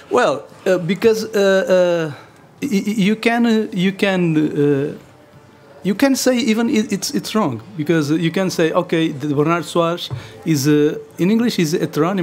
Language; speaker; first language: English; non-native, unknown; Portuguese